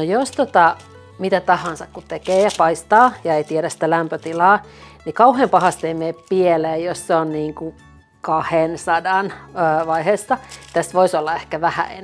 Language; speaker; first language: Finnish; native; Finnish